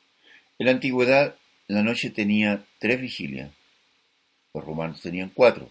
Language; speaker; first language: Spanish; native; Spanish